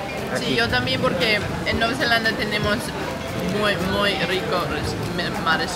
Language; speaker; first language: Spanish; non-native, learner; English